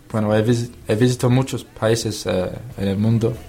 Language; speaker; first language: Spanish; non-native, learner; English